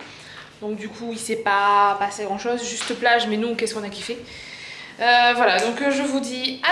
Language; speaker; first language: French; native; French